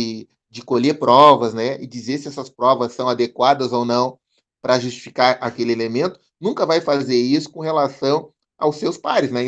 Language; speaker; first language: Portuguese; native; Portuguese